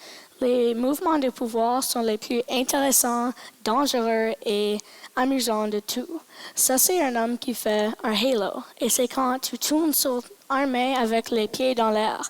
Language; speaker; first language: French; non-native, local second language; English